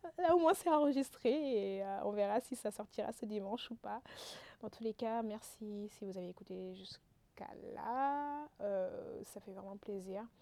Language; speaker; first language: French; non-native, local second language; Wolof